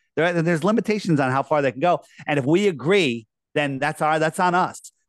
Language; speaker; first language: English; native; English